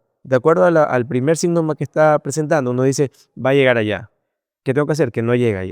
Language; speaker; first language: Spanish; native; Spanish